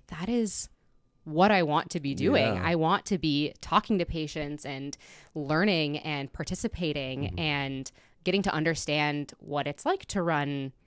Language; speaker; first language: English; native; English